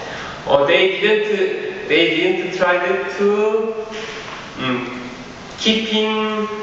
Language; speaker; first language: English; non-native, learner; Korean